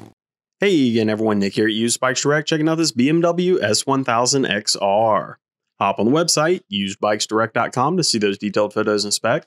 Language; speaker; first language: English; native; English